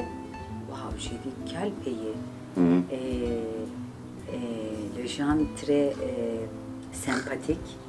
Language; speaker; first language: French; non-native, learner; Turkish